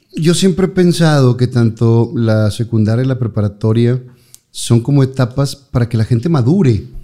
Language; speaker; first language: Spanish; native; Spanish